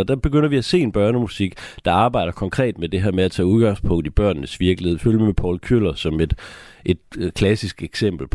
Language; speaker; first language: Danish; native; Danish